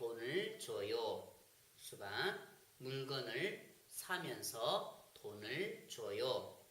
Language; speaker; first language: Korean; non-native, fluent; Chinese